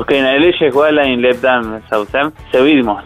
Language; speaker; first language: Slovenian; non-native, fluent; Spanish